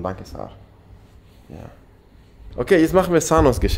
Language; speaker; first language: German; early bilingual, other home language; Persian